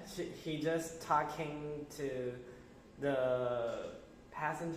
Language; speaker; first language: English; non-native, fluent; Chinese